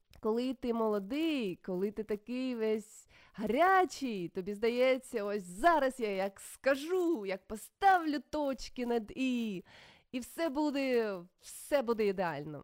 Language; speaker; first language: Ukrainian; native; Ukrainian